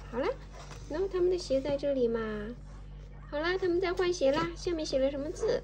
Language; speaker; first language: Chinese; native; Chinese